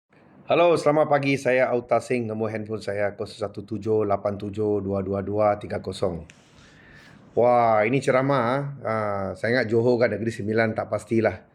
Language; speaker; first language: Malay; non-native, local second language; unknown